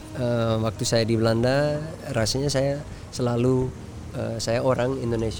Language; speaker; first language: Indonesian; early bilingual, heritage; Dutch